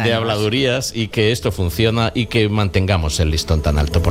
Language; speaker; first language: Spanish; native; Spanish